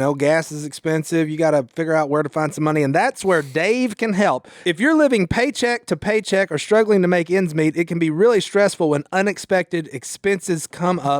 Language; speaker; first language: English; native; English